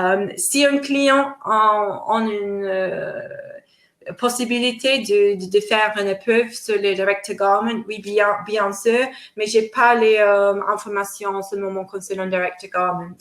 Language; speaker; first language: French; non-native, fluent; English